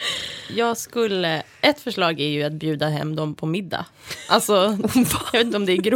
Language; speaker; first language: Swedish; native; Swedish